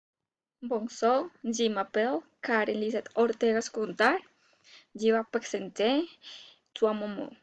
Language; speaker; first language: French; non-native, learner; Spanish